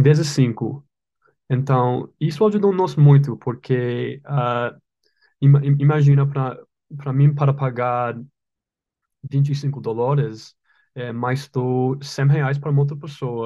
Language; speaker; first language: Portuguese; non-native, learner; English